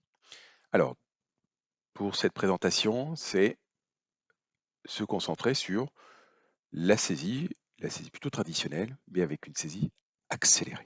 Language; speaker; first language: French; native; French